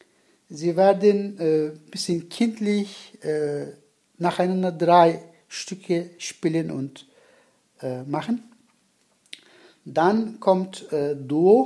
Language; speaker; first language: German; non-native, learner; Turkish